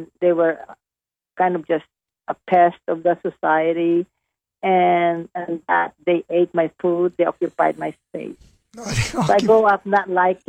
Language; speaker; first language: English; non-native, local second language; Hiligaynon